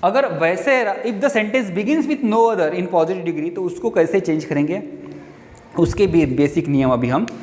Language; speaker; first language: Hindi; non-native, local second language; Marathi